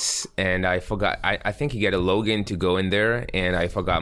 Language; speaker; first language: English; non-native, fluent; French